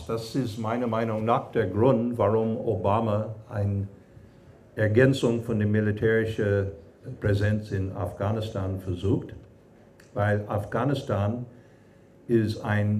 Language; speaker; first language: German; non-native, fluent; English